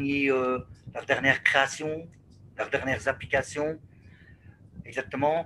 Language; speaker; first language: French; native; French